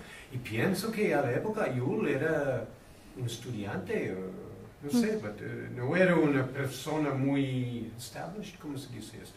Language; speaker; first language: Spanish; non-native, learner; English